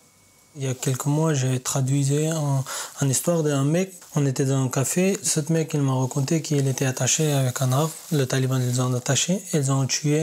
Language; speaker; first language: French; non-native, learner; Persian